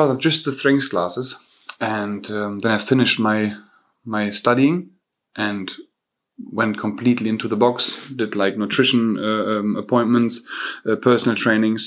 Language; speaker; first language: English; non-native, fluent; German